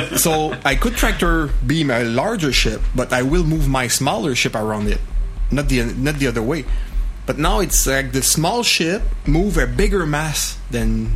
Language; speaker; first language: English; non-native, fluent; French